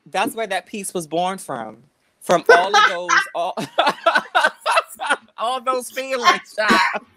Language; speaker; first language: English; native; English